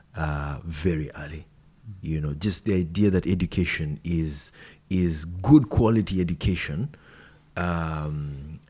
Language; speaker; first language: English; non-native, local second language; Swahili